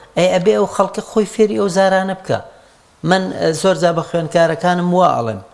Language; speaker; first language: Central Kurdish; non-native, local second language; Gurani